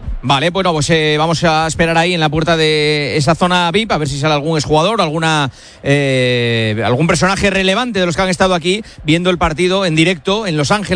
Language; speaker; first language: Spanish; native; Spanish